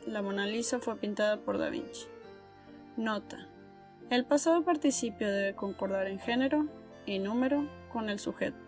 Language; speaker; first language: Spanish; native; Spanish